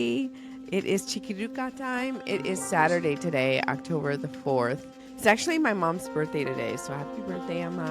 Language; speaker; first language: English; early bilingual, other home language; Spanish